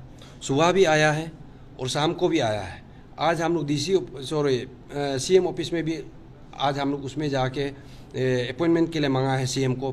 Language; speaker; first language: Hindi; non-native, local second language; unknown